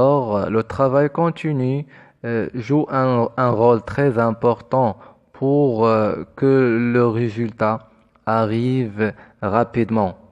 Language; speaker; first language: French; non-native, fluent; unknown